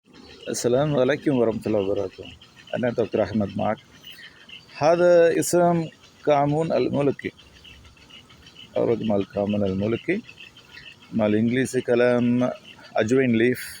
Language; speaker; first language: Arabic; non-native, learner; Tamil